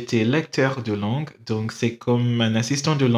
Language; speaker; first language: French; non-native, fluent; English